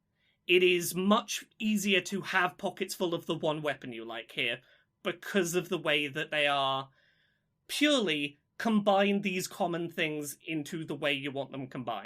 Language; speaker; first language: English; native; English